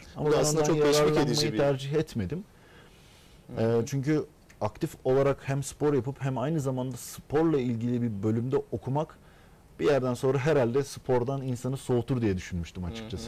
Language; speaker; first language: Turkish; native; Turkish